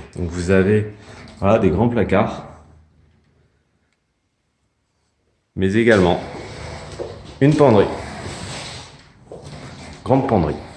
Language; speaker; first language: French; native; French